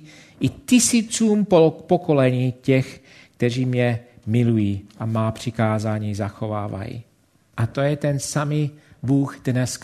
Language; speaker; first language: Czech; non-native, fluent; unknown